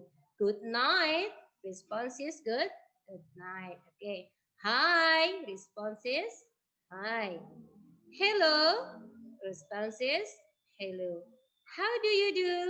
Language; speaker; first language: English; non-native, learner; Indonesian